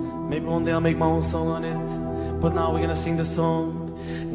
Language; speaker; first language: English; early bilingual, other home language; Yiddish